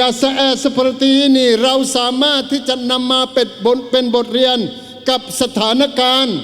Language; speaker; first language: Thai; non-native, local second language; Malay